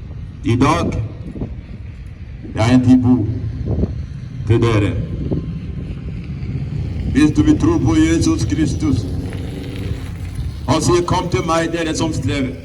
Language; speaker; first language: Norwegian; non-native, fluent; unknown